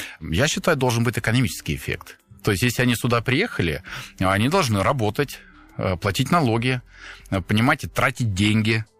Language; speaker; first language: Russian; non-native, fluent; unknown